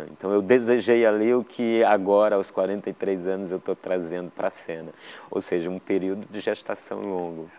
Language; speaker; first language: Portuguese; native; Portuguese